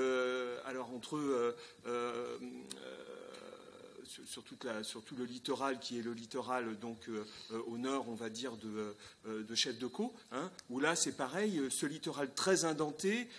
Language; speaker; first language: French; native; French